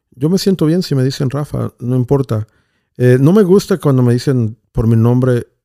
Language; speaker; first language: Spanish; native; Spanish